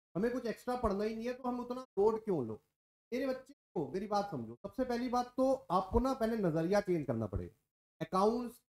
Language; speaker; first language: Hindi; native; Hindi